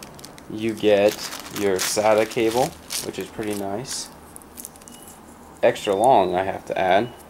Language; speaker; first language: English; native; English